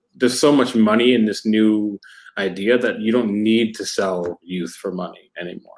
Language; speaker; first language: English; native; English